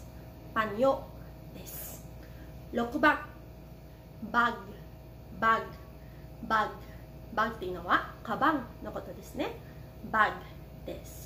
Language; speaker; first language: Japanese; non-native, fluent; Filipino